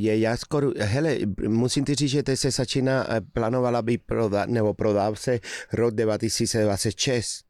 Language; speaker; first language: Czech; non-native, fluent; Spanish